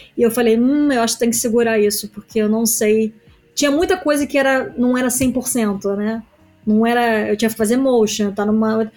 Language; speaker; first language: Portuguese; native; Portuguese